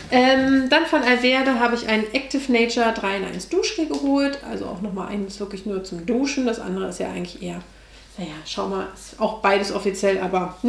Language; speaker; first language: German; native; German